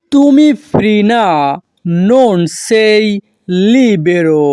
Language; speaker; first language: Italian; non-native, learner; Bangla